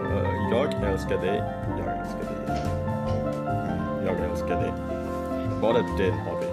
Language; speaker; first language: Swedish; non-native, learner; Indonesian